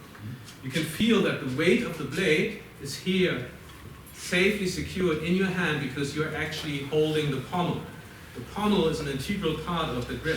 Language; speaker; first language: English; non-native, fluent; German